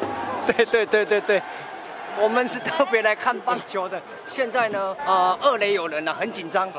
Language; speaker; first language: Chinese; native; Chinese